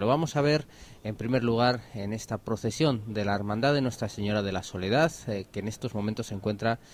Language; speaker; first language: Spanish; native; Spanish